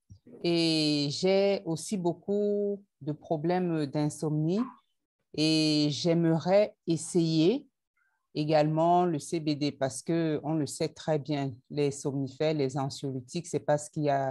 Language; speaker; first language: French; native; French